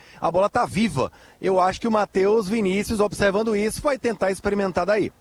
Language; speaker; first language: Portuguese; native; Portuguese